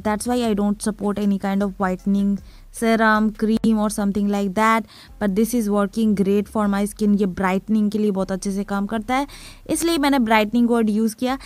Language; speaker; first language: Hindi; non-native, local second language; Bangla